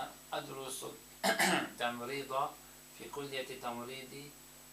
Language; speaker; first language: Arabic; non-native, learner; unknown